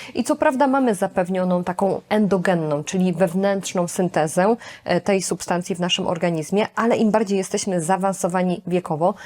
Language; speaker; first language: Polish; native; Polish